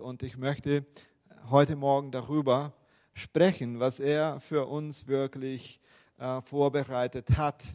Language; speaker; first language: German; non-native, fluent; Portuguese